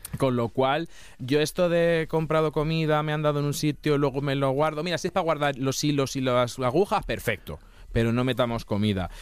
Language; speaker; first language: Spanish; native; Spanish